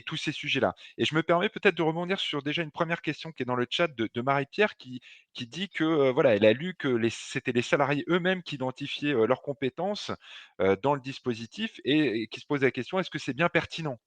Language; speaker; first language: French; native; French